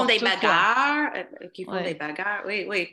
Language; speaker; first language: French; non-native, fluent; English